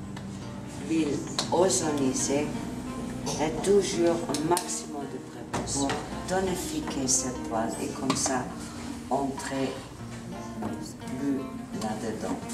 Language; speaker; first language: French; non-native, learner; Italian